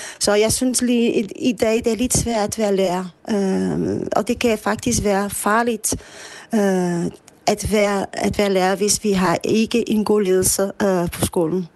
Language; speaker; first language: Danish; non-native, fluent; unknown